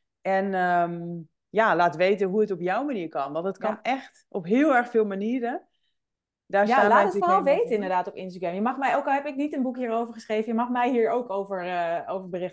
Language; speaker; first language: Dutch; native; Dutch